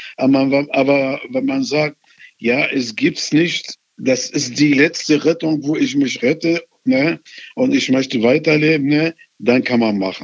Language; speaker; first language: German; non-native, fluent; Arabic